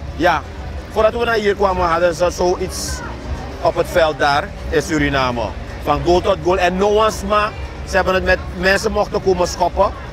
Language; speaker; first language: Dutch; native; Dutch